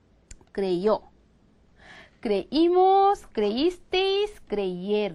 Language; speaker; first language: Spanish; non-native, fluent; Korean